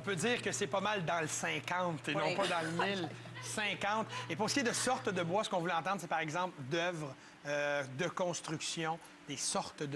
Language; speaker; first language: French; native; French